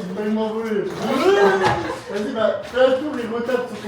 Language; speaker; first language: French; native; French